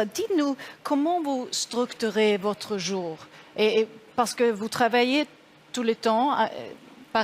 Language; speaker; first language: French; non-native, learner; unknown